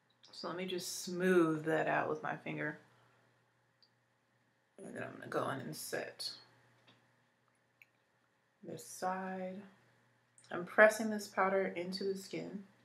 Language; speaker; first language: English; native; English